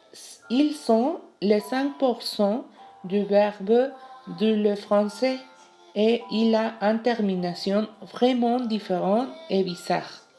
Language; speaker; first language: French; non-native, learner; Spanish